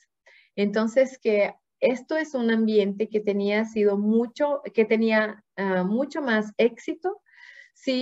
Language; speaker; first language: Spanish; non-native, fluent; Portuguese